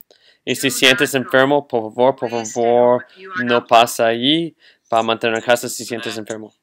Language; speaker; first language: Spanish; non-native, learner; English